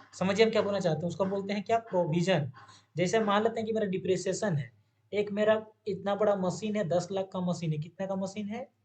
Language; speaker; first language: Hindi; native; Hindi